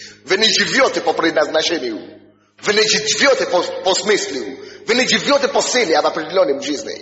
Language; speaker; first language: Russian; non-native, fluent; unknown